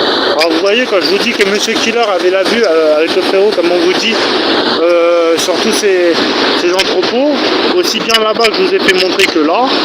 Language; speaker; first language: French; native; French